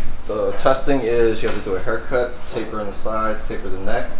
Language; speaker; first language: English; early bilingual, other home language; Thai